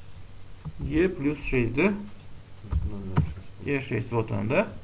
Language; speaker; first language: Russian; native; Russian